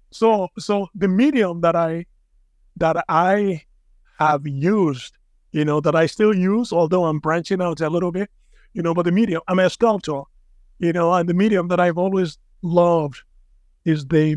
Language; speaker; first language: English; non-native, local second language; Igbo